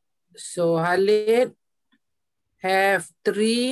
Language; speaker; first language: English; non-native, learner; Malay